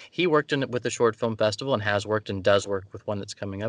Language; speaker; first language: English; native; English